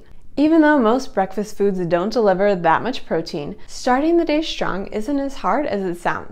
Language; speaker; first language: English; native; English